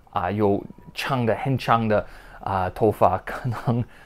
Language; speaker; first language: Chinese; non-native, learner; English